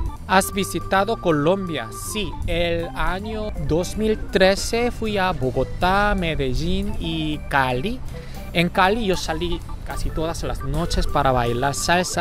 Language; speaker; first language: Spanish; non-native, fluent; Korean